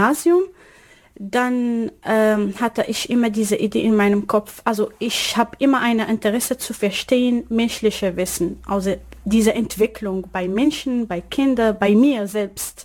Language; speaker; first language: German; non-native, learner; Arabic